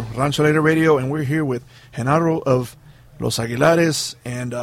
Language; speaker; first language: English; early bilingual, other home language; Spanish